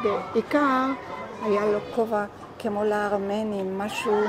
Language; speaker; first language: Hebrew; non-native, local second language; Ladino